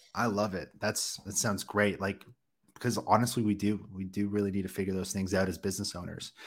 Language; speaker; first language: English; native; English